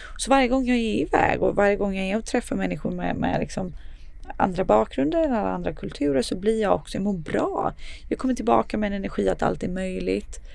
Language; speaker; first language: Swedish; early bilingual, other home language; Serbian